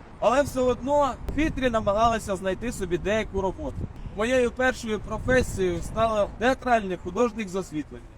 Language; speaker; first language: Ukrainian; non-native, local second language; Russian